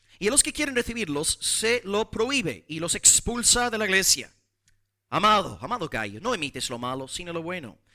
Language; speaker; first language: Spanish; non-native, fluent; English